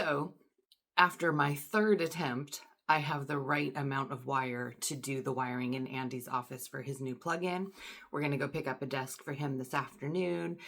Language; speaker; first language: English; native; English